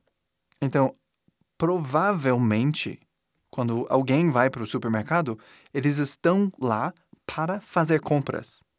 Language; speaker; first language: Portuguese; non-native, fluent; English